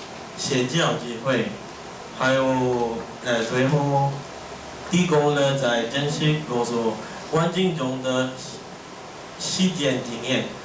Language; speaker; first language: Chinese; non-native, learner; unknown